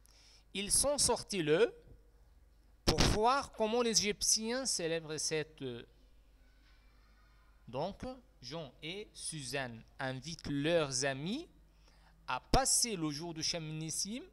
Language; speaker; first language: French; non-native, fluent; Arabic